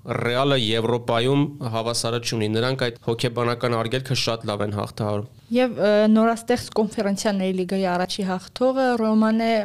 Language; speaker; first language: Armenian; native; Armenian